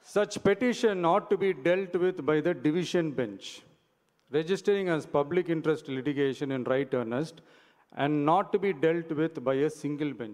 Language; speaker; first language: English; non-native, local second language; Tamil